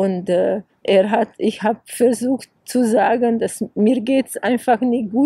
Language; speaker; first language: German; non-native, fluent; Hungarian